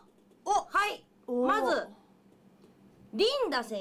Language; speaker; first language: Japanese; native; Japanese